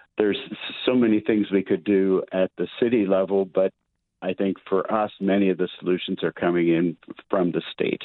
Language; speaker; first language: English; native; English